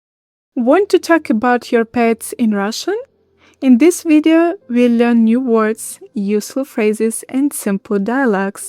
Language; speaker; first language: English; non-native, fluent; Russian